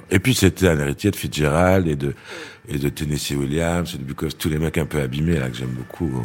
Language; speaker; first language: French; native; French